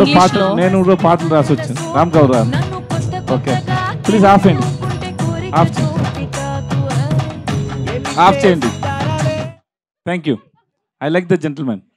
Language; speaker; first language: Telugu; non-native, learner; Tamil